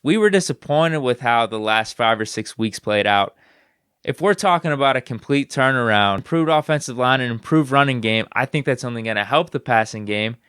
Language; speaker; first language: English; native; English